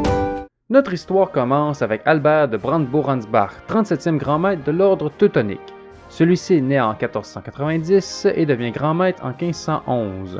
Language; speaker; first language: French; native; French